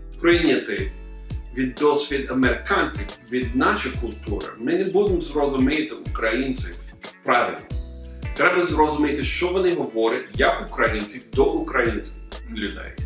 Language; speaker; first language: Ukrainian; non-native, learner; English